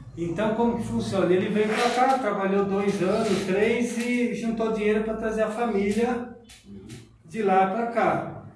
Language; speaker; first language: Portuguese; native; Portuguese